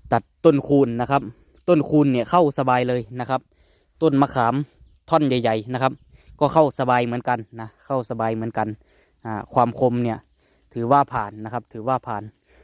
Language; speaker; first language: Thai; native; Thai